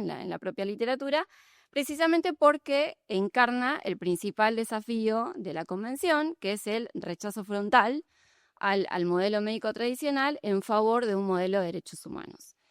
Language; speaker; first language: Spanish; native; Spanish